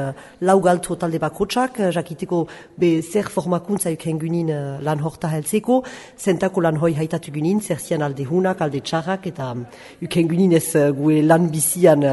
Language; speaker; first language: Basque; native; Basque